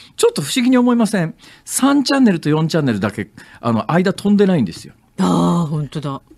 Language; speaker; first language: Japanese; native; Japanese